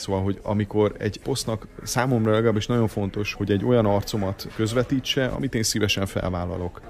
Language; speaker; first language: Hungarian; native; Hungarian